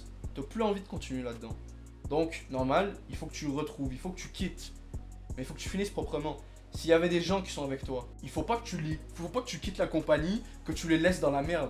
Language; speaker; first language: French; native; French